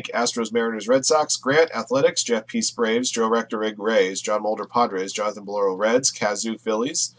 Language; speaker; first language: English; native; English